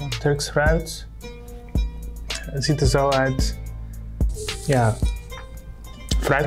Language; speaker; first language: Dutch; early bilingual, other home language; Turkish